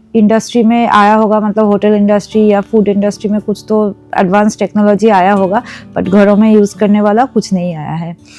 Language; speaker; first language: Hindi; non-native, local second language; Bangla